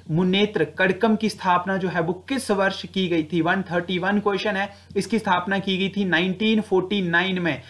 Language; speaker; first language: Hindi; native; Hindi